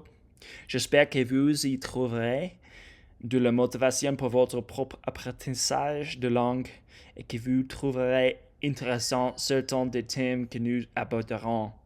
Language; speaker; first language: French; non-native, learner; English